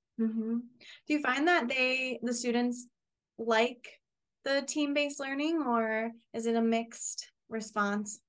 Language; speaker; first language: English; native; English